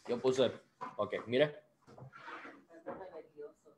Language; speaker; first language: Spanish; non-native, learner; English